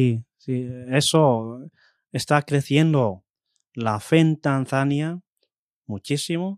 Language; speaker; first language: Spanish; non-native, fluent; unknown